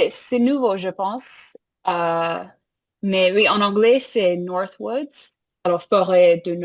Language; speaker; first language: French; non-native, fluent; English